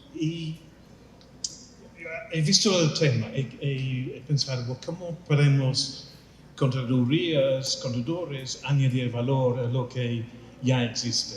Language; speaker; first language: Spanish; non-native, fluent; English